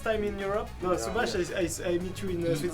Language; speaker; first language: English; non-native, learner; French